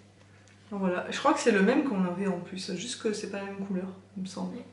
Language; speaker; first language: French; native; French